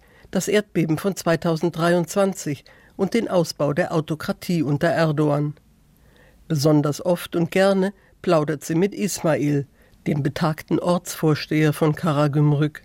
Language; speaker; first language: German; native; German